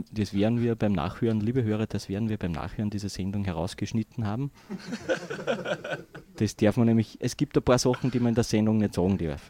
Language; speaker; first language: German; native; German